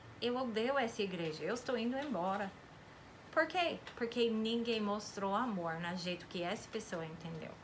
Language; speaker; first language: Portuguese; non-native, fluent; English